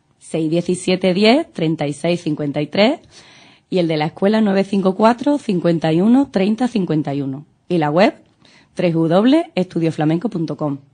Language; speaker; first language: Spanish; native; Spanish